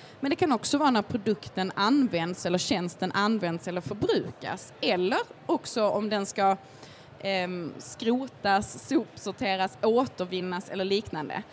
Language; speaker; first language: Swedish; native; Swedish